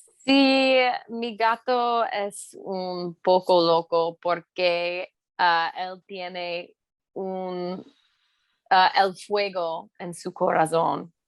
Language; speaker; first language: Spanish; non-native, learner; English